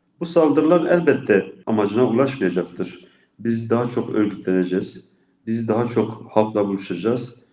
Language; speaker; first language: Turkish; non-native, local second language; Kurdish